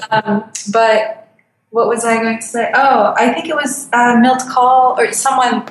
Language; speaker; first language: English; non-native, fluent; Turkish